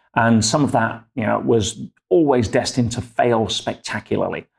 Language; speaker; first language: English; native; English